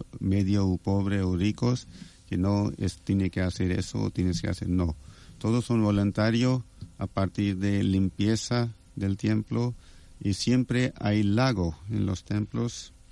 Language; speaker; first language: Spanish; non-native, fluent; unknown